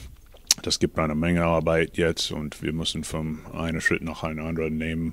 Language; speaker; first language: German; non-native, learner; English